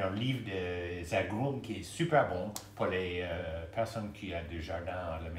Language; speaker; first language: French; non-native, fluent; English